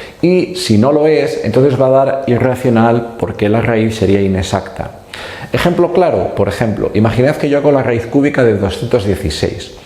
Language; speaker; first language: Spanish; native; Spanish